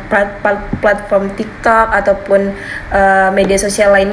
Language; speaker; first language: Indonesian; native; Indonesian